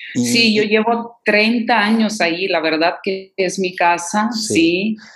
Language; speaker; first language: Spanish; non-native, fluent; Ukrainian